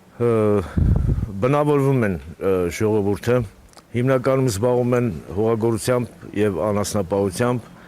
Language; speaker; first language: Armenian; native; Armenian